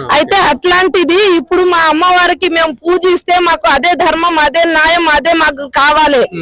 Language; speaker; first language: Telugu; non-native, local second language; Lambadi